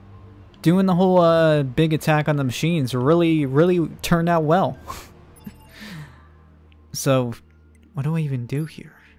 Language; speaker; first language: English; native; English